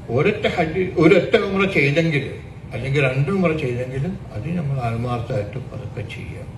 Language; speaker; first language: Malayalam; early bilingual, heritage; Malayalam